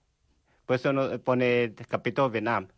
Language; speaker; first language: Spanish; non-native, learner; Vietnamese